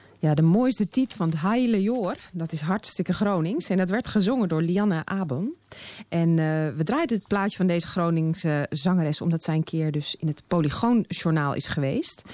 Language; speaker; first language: Dutch; native; Dutch